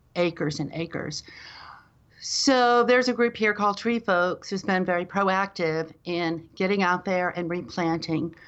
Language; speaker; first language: English; native; English